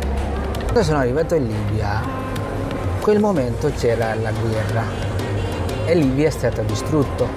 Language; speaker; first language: Italian; non-native, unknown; Bangla